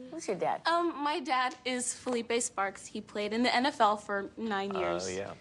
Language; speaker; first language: English; native; English